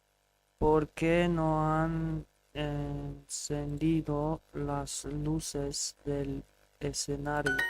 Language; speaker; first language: Spanish; non-native, learner; English